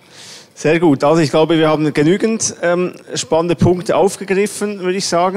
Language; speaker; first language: German; native; German